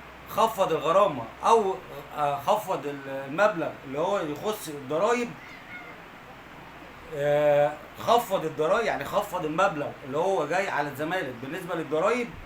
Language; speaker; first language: Arabic; native; Arabic